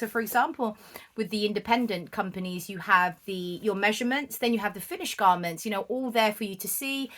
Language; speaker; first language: English; native; English